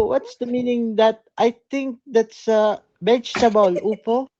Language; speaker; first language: English; non-native, learner; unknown